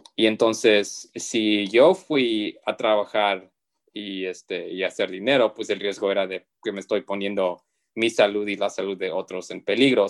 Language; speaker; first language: Spanish; early bilingual, heritage; Spanish